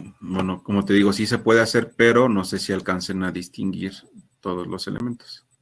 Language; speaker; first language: Spanish; native; Spanish